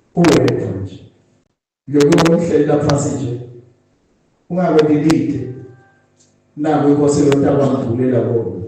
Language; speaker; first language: Zulu; non-native, local second language; Swati